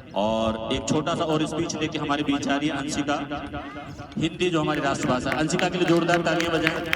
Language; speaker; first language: Hindi; native; Hindi